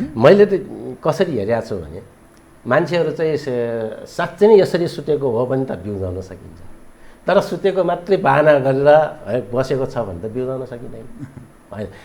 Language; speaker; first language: Nepali; non-native, local second language; Newari